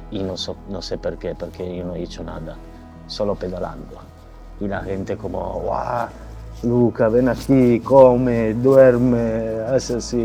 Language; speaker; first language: Spanish; non-native, learner; Italian